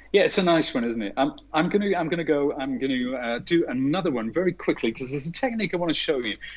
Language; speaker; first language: English; native; English